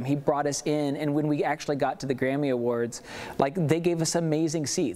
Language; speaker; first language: English; native; English